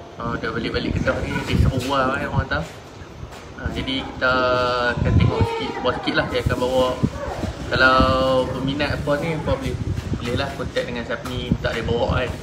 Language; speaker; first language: Malay; native; Malay